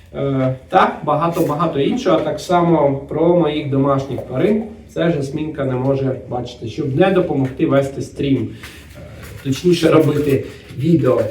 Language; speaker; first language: Ukrainian; non-native, local second language; Russian